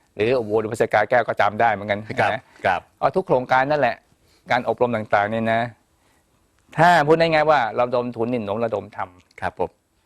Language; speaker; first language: Thai; native; Thai